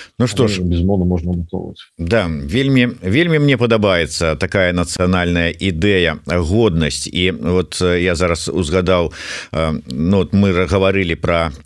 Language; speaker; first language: Belarusian; non-native, local second language; Russian